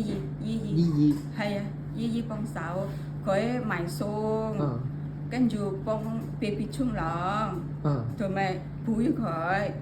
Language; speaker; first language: Cantonese; non-native, learner; Indonesian